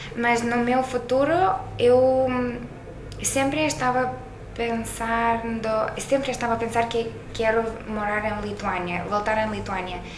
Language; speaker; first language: Portuguese; non-native, learner; Lithuanian